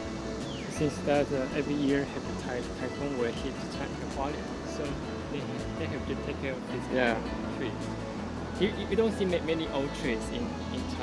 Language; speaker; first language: English; non-native, local second language; Chinese